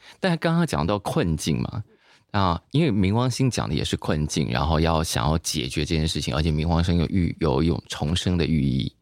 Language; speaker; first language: Chinese; native; Chinese